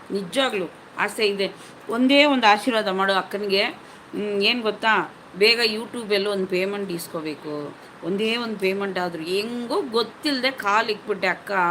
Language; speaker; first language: Kannada; non-native, local second language; Tamil